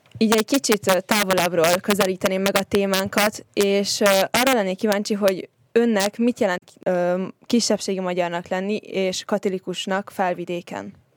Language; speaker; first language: Hungarian; native; Hungarian